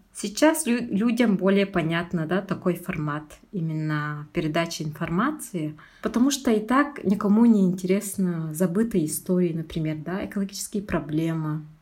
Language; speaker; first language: Russian; non-native, local second language; Yakut